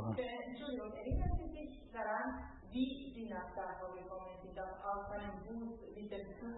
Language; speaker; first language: German; non-native, fluent; Italian